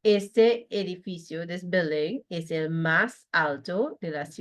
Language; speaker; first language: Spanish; non-native, fluent; English